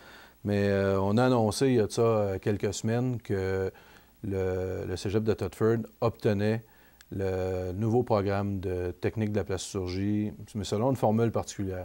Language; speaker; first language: French; native; French